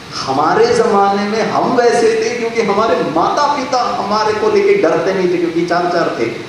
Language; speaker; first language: Hindi; non-native, local second language; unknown